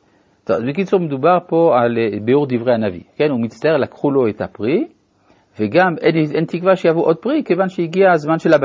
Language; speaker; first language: Hebrew; native; Hebrew